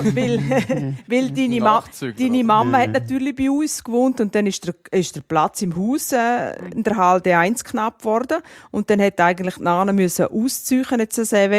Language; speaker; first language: German; native; German